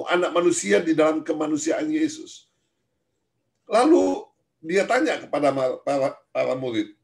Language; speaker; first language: Indonesian; native; Indonesian